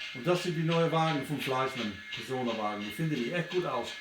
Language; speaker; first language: German; non-native, fluent; English